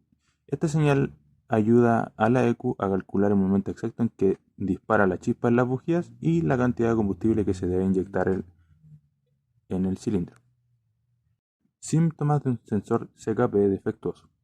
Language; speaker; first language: Spanish; native; Spanish